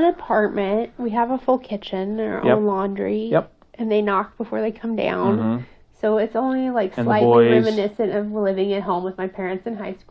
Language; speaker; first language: English; native; English